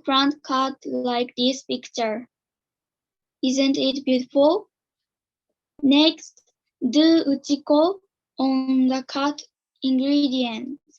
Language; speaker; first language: English; non-native, learner; Japanese